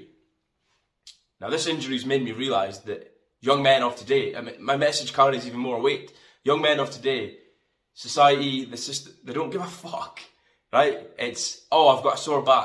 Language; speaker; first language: English; native; English